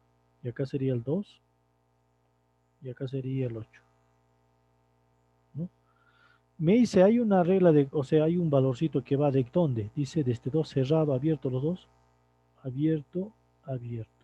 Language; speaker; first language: Spanish; native; Spanish